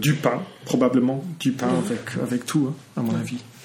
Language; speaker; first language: French; non-native, fluent; English